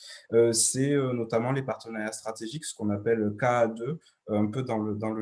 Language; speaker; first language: French; native; French